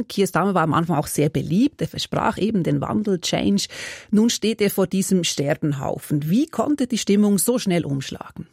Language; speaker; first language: German; native; German